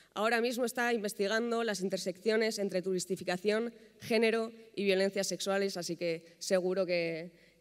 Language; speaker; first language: Spanish; native; Spanish